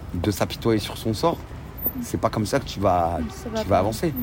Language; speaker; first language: French; native; French